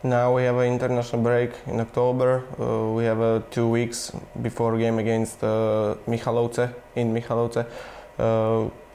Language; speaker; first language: English; non-native, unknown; Slovak